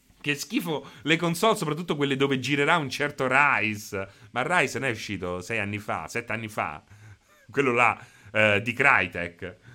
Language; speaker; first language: Italian; native; Italian